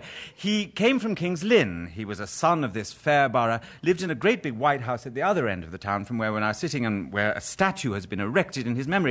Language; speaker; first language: English; native; English